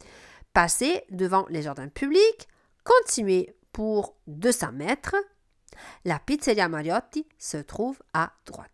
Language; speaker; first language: French; non-native, fluent; Italian